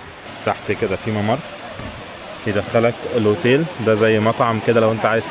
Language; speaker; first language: Arabic; native; Arabic